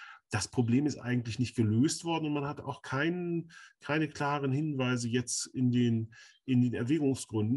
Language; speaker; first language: German; native; German